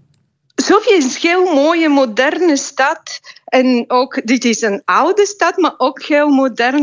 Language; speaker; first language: Dutch; non-native, fluent; Bulgarian